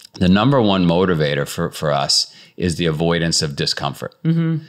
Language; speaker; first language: English; native; English